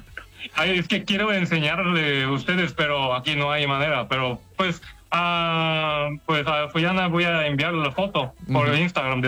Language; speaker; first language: Spanish; non-native, fluent; Korean